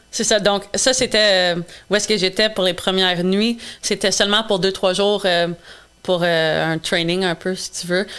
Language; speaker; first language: French; non-native, local second language; English